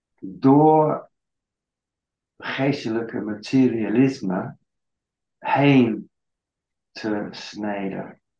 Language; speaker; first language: Dutch; non-native, fluent; English